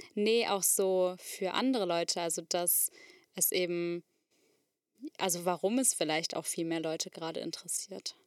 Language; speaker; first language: German; native; German